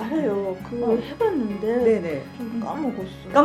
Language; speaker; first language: Korean; non-native, fluent; Japanese